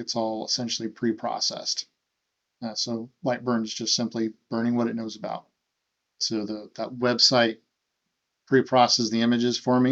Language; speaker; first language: English; native; English